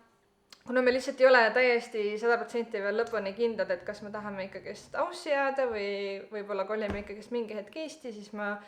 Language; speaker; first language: Estonian; native; Estonian